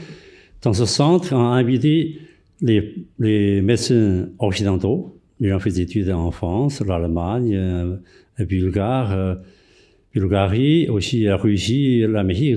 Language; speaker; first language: French; non-native, fluent; Chinese